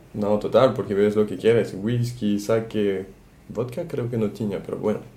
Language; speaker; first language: Spanish; non-native, fluent; French